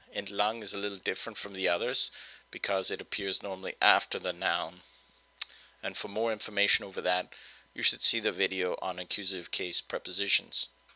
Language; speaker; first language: English; native; English